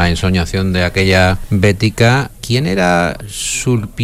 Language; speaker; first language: Spanish; native; Spanish